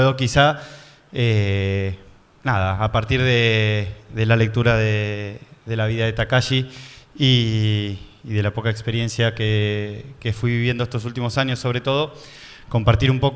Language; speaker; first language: Spanish; native; Spanish